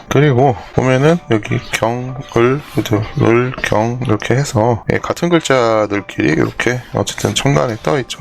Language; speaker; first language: Korean; native; Korean